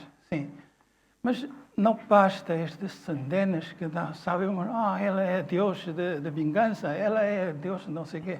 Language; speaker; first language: Portuguese; non-native, fluent; Chinese